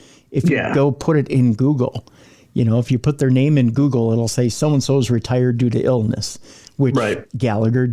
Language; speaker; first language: English; native; English